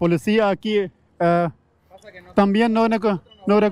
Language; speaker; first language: Spanish; non-native, learner; Urdu